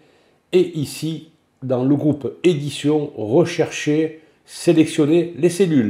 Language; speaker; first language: French; native; French